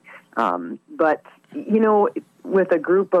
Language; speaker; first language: English; native; English